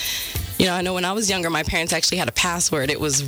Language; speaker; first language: English; native; English